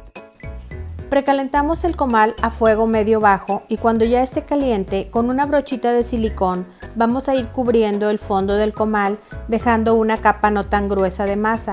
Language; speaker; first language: Spanish; native; Spanish